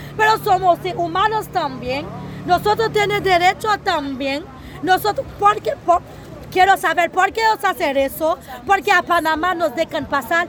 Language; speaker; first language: Spanish; non-native, learner; Haitian Creole